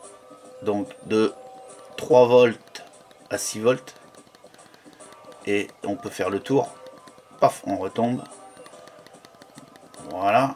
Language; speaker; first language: French; native; French